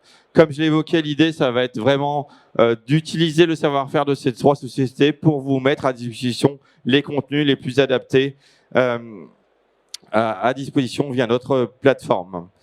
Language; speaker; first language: French; native; French